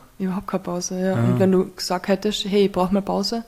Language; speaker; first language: German; native; German